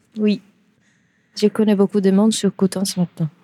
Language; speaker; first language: French; non-native, learner; Bangla